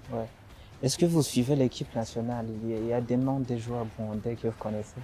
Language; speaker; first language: French; non-native, local second language; Rundi